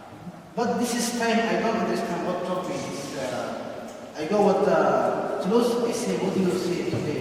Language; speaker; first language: English; non-native, learner; Somali